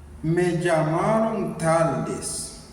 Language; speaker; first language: Spanish; non-native, learner; Haitian Creole